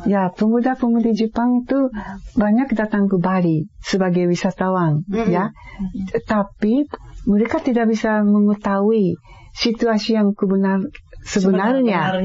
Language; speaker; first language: Indonesian; non-native, fluent; Japanese